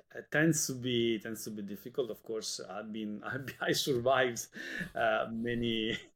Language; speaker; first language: English; non-native, fluent; Italian